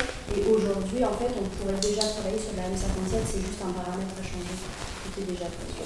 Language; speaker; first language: French; native; French